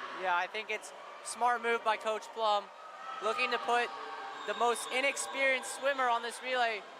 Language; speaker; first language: English; native; English